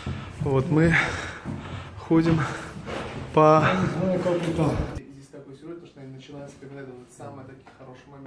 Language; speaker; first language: Russian; non-native, local second language; Tatar